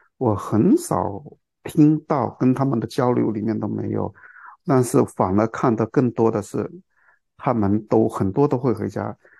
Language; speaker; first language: Chinese; non-native, local second language; Cantonese